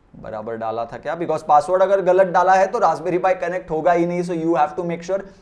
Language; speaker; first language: Hindi; non-native, local second language; Marathi